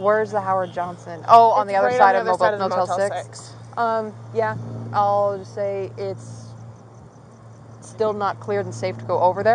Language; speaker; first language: English; native; English